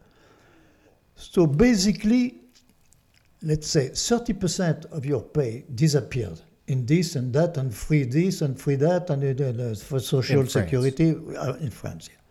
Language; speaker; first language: English; non-native, fluent; French